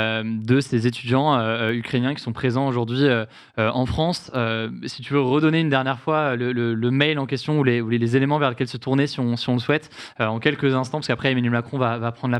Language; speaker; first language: French; native; French